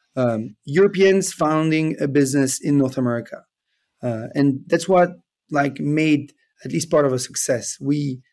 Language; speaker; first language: English; non-native, fluent; French